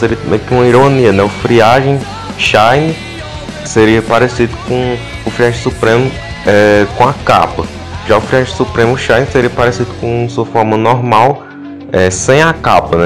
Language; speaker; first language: Portuguese; native; Portuguese